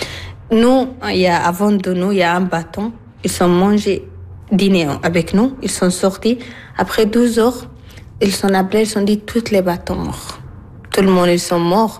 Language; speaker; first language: French; non-native, learner; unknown